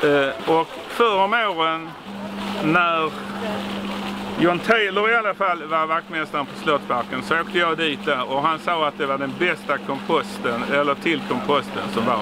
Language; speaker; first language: Swedish; native; Swedish